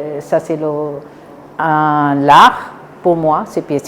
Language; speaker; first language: French; non-native, learner; Bangla